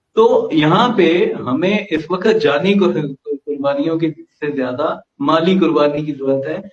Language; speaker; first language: Urdu; non-native, local second language; Punjabi